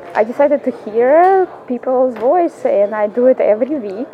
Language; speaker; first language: English; non-native, fluent; Russian